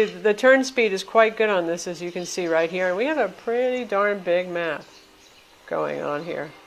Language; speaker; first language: English; native; English